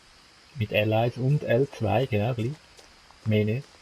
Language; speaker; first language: German; native; German